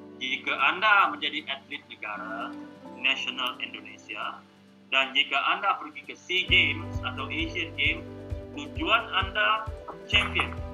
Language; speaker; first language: Malay; native; Malay